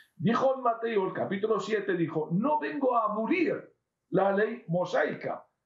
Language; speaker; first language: Spanish; non-native, fluent; Arabic